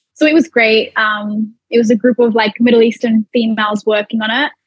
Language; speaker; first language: English; early bilingual, other home language; Arabic